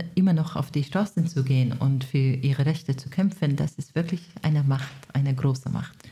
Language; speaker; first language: German; non-native, fluent; Persian